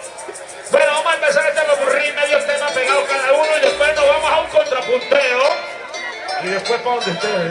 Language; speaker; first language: Spanish; native; Spanish